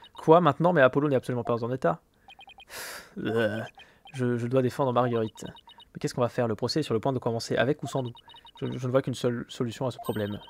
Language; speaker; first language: French; native; French